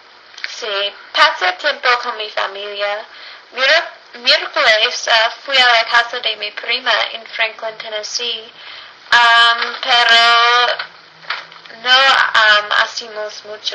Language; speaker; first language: Spanish; non-native, learner; English